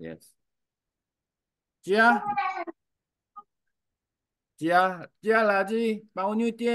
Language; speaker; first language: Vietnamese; non-native, learner; Korean